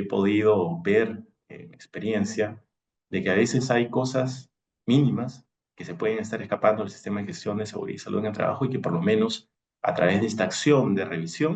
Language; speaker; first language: Spanish; native; Spanish